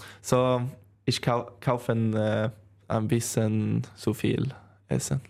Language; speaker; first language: German; non-native, learner; Swedish